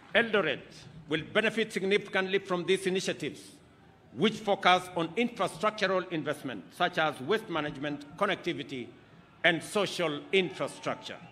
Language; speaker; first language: English; non-native, local second language; Kalenjin